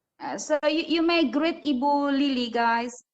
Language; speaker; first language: English; non-native, fluent; Indonesian